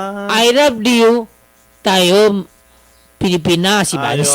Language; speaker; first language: Filipino; non-native, learner; Chinese